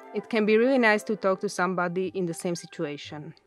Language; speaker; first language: English; non-native, fluent; Slovak